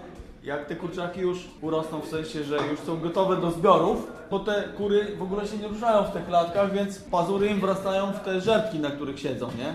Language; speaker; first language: Polish; native; Polish